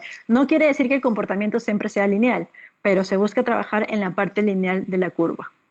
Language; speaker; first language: Spanish; native; Spanish